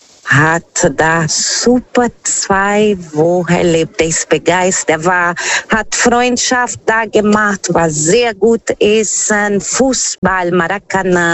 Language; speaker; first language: German; non-native, learner; Portuguese